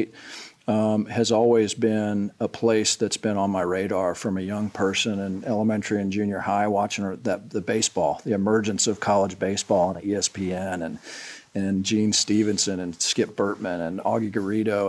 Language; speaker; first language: English; native; English